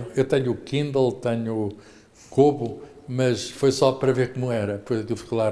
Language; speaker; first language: Portuguese; native; Portuguese